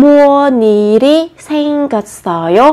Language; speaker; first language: Korean; non-native, fluent; Vietnamese